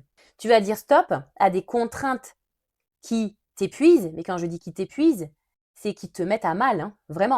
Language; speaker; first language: French; native; French